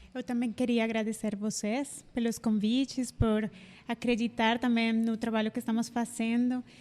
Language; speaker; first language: Portuguese; non-native, fluent; Spanish